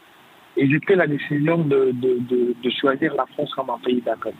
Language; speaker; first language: French; non-native, fluent; Arabic